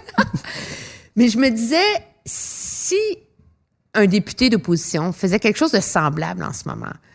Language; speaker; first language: French; native; French